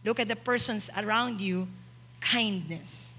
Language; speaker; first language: English; non-native, local second language; Filipino